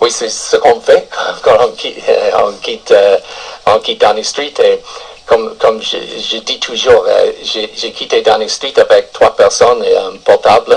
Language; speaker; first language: French; non-native, fluent; English